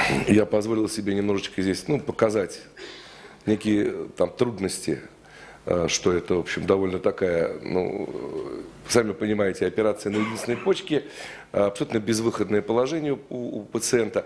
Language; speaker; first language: Russian; native; Russian